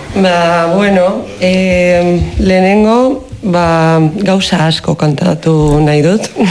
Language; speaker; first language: Basque; non-native, fluent; Russian